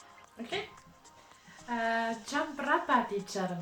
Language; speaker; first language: Indonesian; non-native, learner; German